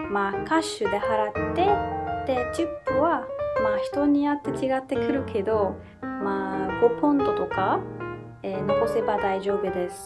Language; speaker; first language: Japanese; non-native, fluent; Arabic